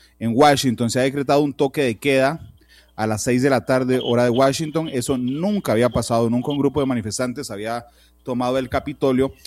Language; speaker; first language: Spanish; native; Spanish